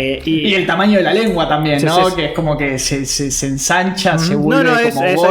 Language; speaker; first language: Spanish; native; Spanish